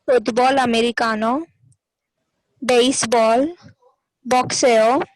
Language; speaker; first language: Spanish; non-native, learner; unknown